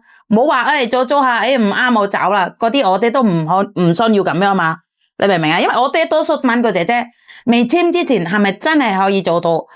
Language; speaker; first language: Cantonese; native; Cantonese